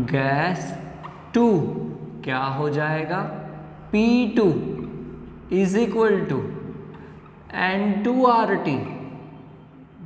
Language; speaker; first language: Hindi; non-native, local second language; Gujarati